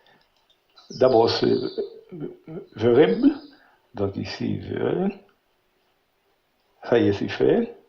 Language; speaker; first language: French; non-native, learner; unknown